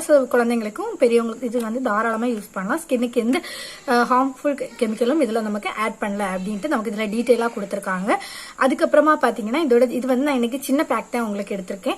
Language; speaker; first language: Tamil; native; Tamil